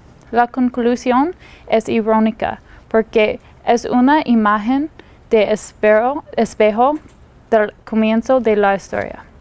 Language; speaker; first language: Spanish; non-native, learner; English